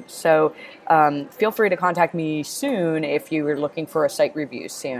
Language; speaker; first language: English; native; English